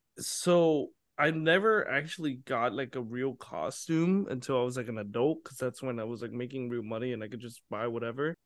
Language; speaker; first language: English; early bilingual, other home language; Vietnamese